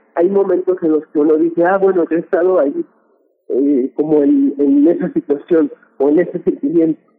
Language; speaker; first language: Spanish; native; Spanish